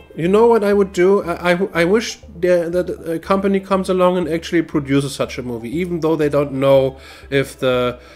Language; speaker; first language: English; non-native, fluent; German